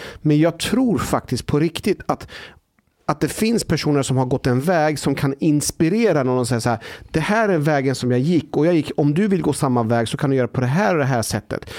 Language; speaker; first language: Swedish; early bilingual, other home language; Persian